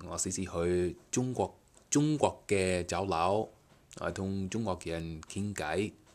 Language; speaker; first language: Cantonese; non-native, learner; English